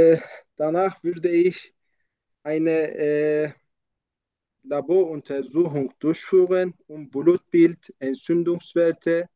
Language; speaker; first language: German; non-native, learner; Turkish